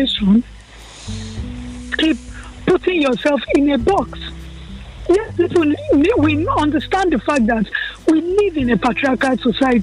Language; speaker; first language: English; non-native, local second language; Yoruba